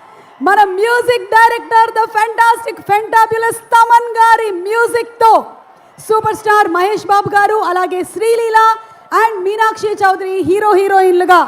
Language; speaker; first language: Telugu; native; Telugu